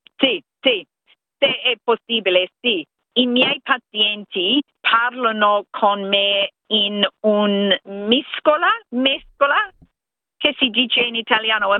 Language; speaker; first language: Italian; non-native, fluent; English